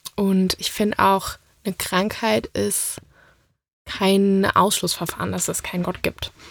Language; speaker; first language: German; native; German